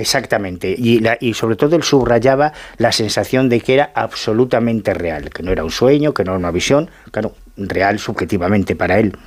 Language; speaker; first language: Spanish; native; Spanish